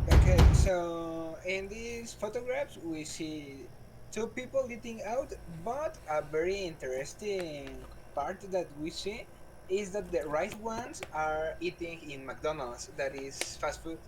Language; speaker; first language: English; non-native, learner; Spanish